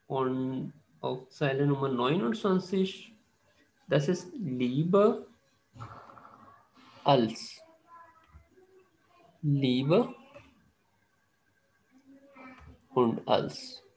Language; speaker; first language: German; non-native, fluent; Urdu